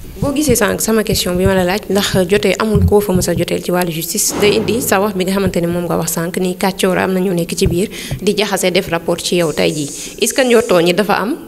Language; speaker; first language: Wolof; native; Wolof